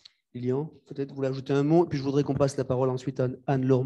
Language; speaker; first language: French; native; French